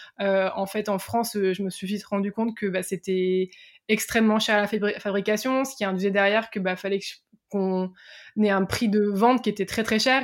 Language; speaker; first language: French; native; French